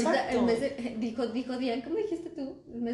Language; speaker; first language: Spanish; native; Spanish